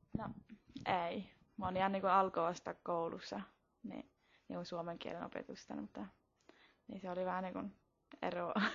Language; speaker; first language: Finnish; early bilingual, heritage; Finnish